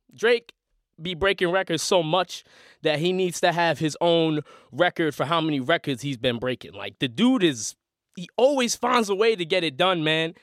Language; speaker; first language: English; native; English